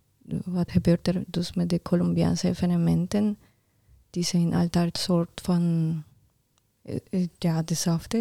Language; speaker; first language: Dutch; non-native, learner; Spanish